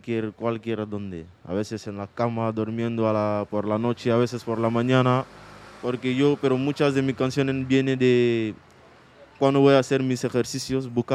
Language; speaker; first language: Spanish; non-native, fluent; Mandingo